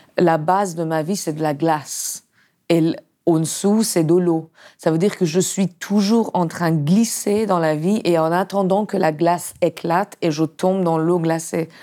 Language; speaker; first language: French; non-native, fluent; Persian